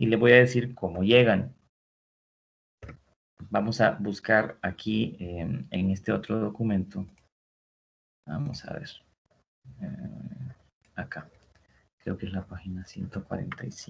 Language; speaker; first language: Spanish; native; Spanish